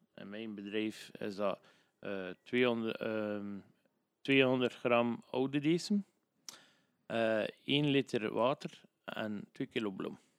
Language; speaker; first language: Dutch; native; Dutch